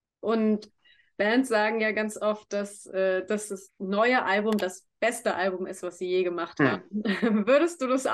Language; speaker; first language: German; native; German